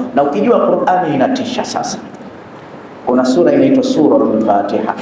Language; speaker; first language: Swahili; native; Swahili